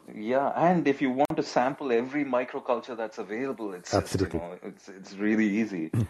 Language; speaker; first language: English; non-native, local second language; Telugu